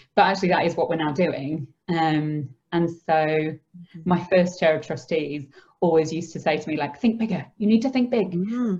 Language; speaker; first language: English; native; English